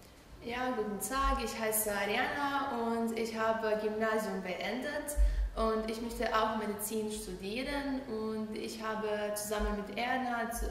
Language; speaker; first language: German; non-native, learner; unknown